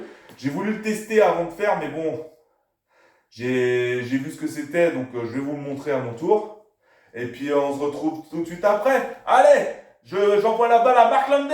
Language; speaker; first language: French; native; French